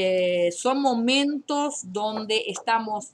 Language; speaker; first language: Spanish; native; Spanish